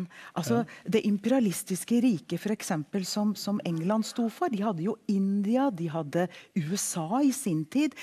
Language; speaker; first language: Norwegian; early bilingual, heritage; Norwegian